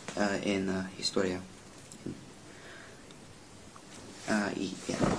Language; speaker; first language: Spanish; non-native, learner; English